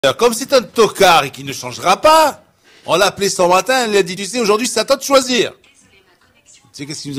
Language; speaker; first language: French; non-native, local second language; Arabic